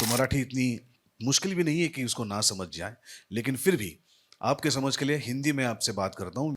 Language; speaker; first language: Hindi; non-native, local second language; Marathi